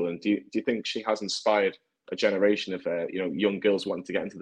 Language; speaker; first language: English; native; English